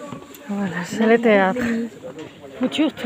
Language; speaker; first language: French; non-native, local second language; Spanish